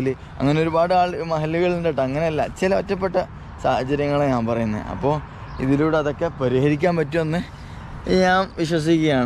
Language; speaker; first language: Malayalam; native; Malayalam